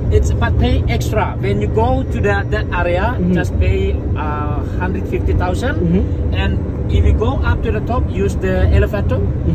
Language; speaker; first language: English; non-native, learner; Indonesian